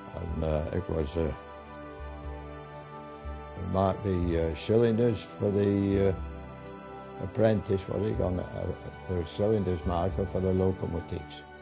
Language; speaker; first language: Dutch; non-native, learner; English